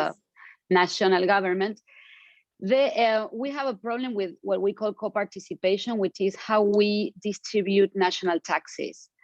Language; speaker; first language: English; non-native, fluent; Spanish